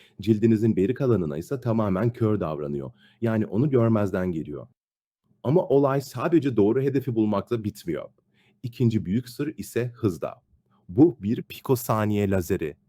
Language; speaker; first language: Turkish; native; Turkish